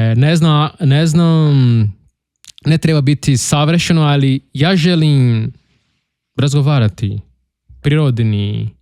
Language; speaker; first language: Bosnian; non-native, learner; Portuguese